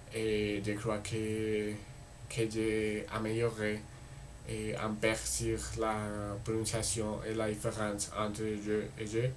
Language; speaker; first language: French; non-native, learner; Spanish